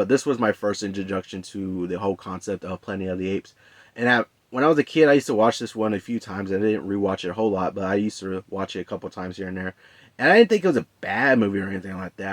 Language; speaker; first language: English; native; English